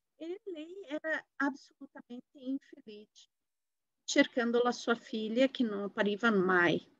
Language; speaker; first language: Italian; non-native, fluent; Portuguese